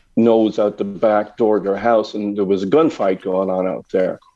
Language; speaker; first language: English; native; English